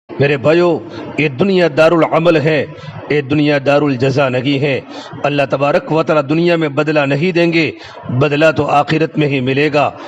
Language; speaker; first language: Urdu; non-native, local second language; Gujarati